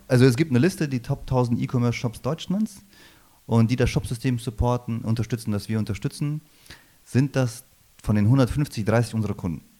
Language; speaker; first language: German; early bilingual, other home language; Low German